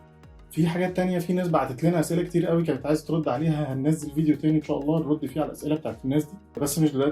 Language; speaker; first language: Arabic; native; Arabic